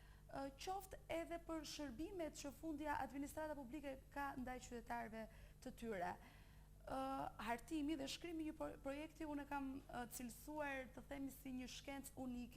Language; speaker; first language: Albanian; native; Albanian